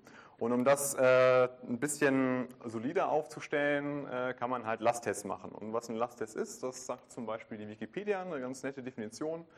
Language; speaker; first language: German; native; German